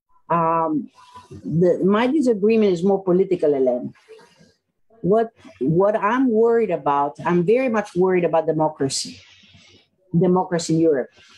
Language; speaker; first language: English; non-native, fluent; Greek